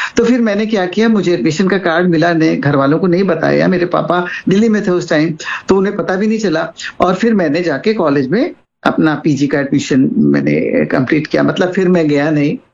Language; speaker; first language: Hindi; non-native, local second language; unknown